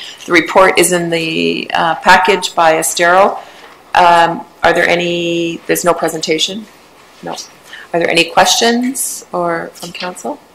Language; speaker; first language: English; native; English